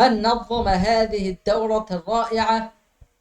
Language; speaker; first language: Arabic; non-native, fluent; Bangla